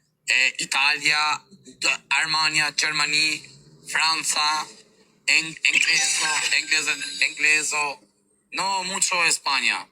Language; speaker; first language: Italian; non-native, learner; Albanian